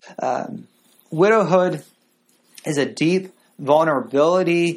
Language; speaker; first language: English; native; English